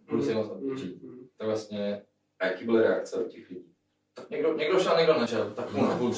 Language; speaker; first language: Czech; native; Czech